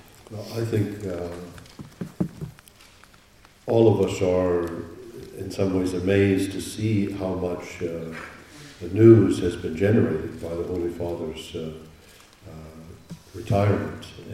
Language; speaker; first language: English; native; English